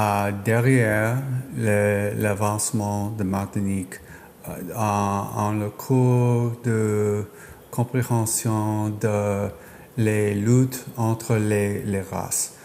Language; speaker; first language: French; non-native, learner; English